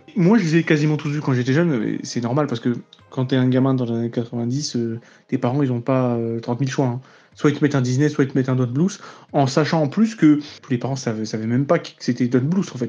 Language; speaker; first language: French; native; French